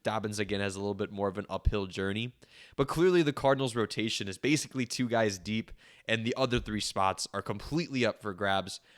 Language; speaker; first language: English; native; English